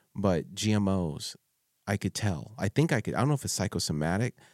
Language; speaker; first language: English; early bilingual, other home language; Filipino